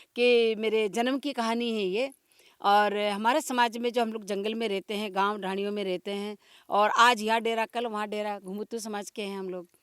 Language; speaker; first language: Hindi; non-native, local second language; Rajasthani